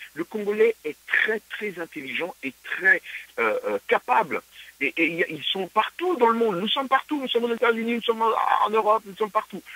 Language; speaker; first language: French; non-native, local second language; Luba-Lulua